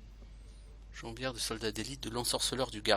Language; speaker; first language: French; native; French